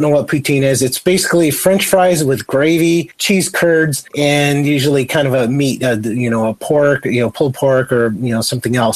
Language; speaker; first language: English; native; English